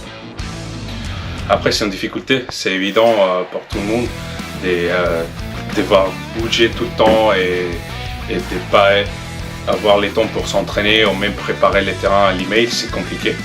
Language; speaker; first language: French; non-native, fluent; Spanish